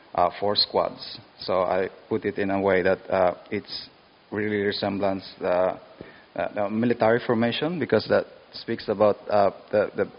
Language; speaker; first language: English; non-native, local second language; Cebuano